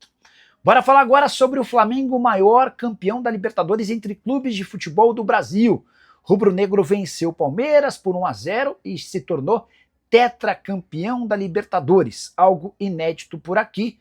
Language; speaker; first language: Portuguese; native; Portuguese